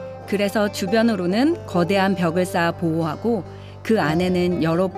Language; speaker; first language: Korean; native; Korean